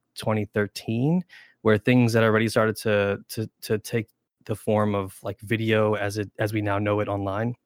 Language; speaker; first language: English; early bilingual, other home language; Spanish